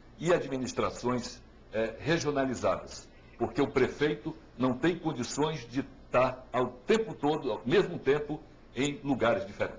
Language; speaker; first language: Portuguese; native; Portuguese